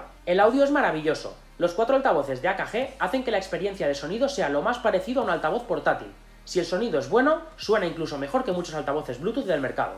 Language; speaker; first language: Spanish; native; Spanish